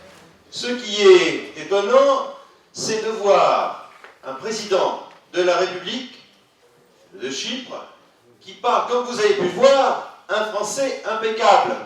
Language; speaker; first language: French; native; French